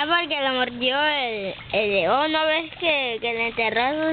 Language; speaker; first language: Spanish; native; Spanish